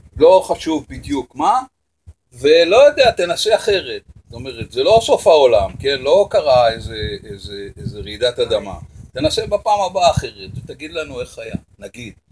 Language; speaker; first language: Hebrew; native; Hebrew